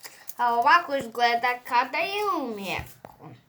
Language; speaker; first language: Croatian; early bilingual, heritage; Croatian